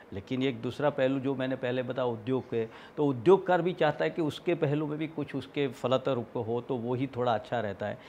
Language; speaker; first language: Hindi; non-native, local second language; Gujarati